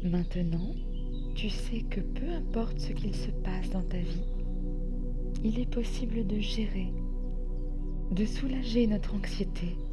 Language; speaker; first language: French; native; French